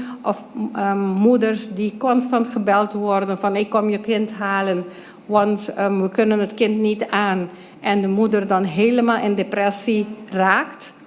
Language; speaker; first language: Dutch; non-native, local second language; Papiamento